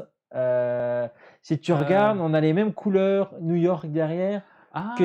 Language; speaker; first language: French; native; French